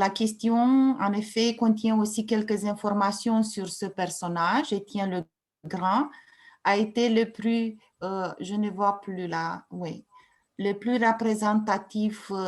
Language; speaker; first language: French; non-native, fluent; Romanian